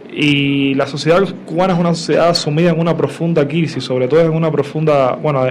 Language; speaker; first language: Spanish; native; Spanish